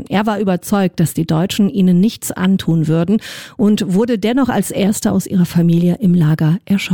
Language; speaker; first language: German; native; German